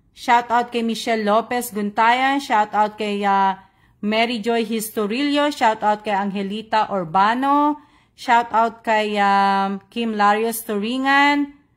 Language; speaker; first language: Filipino; native; Filipino